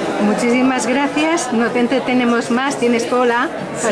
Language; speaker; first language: Spanish; native; Spanish